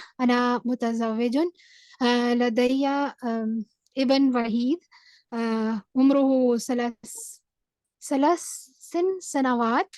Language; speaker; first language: Arabic; non-native, learner; Urdu